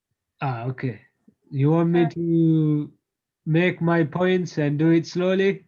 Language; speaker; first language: English; non-native, fluent; Sinhala